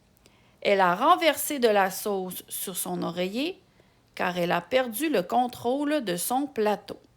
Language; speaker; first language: French; native; French